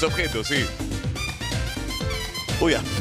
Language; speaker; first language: Spanish; native; Spanish